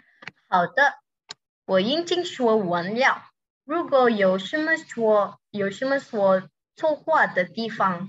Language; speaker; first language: Chinese; non-native, learner; Indonesian